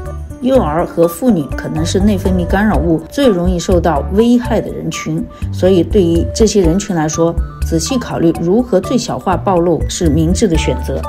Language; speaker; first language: Chinese; native; Chinese